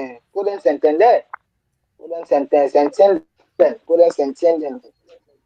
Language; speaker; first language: Spanish; non-native, learner; French